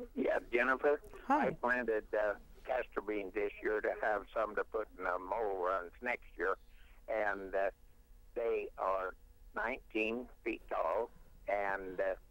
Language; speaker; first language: English; native; English